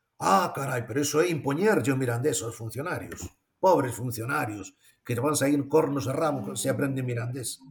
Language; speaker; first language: Galician; native; Galician